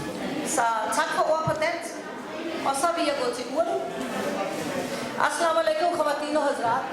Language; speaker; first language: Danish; early bilingual, other home language; Urdu